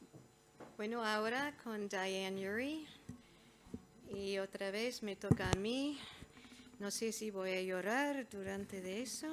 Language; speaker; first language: Spanish; non-native, fluent; English